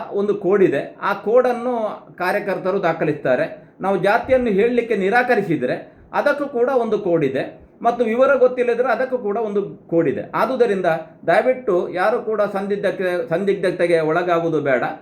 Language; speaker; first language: Kannada; non-native, local second language; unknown